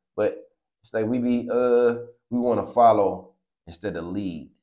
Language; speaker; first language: English; native; English